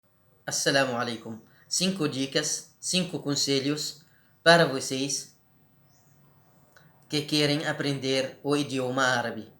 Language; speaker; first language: Portuguese; non-native, learner; Arabic